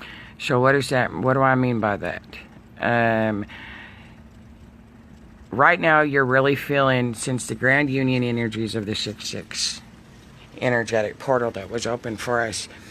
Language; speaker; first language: English; native; English